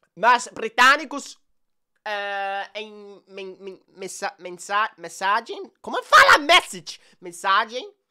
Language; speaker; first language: Portuguese; non-native, learner; English